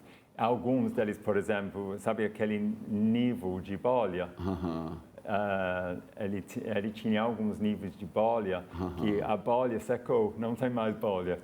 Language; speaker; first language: Portuguese; non-native, fluent; English